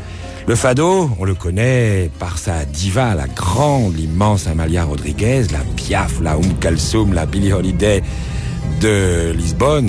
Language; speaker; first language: French; native; French